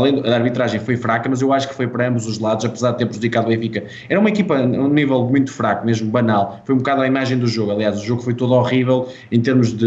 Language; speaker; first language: Portuguese; native; Portuguese